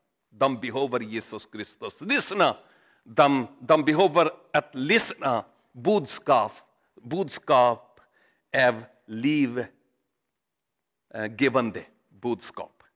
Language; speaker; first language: Swedish; non-native, learner; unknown